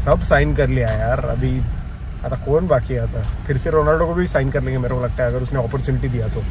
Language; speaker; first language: Hindi; non-native, local second language; Marathi